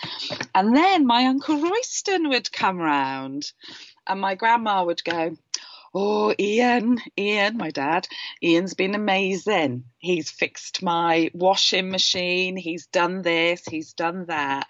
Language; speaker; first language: English; native; English